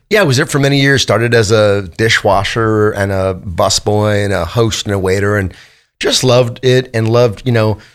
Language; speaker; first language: English; native; English